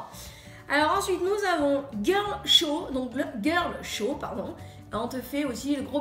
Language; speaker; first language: French; native; French